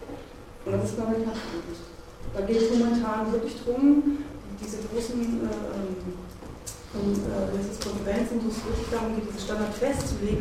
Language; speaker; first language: German; native; German